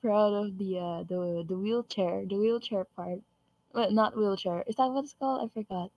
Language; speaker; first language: English; non-native, local second language; Filipino